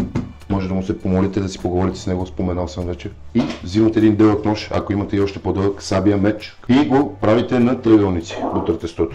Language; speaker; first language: Bulgarian; native; Bulgarian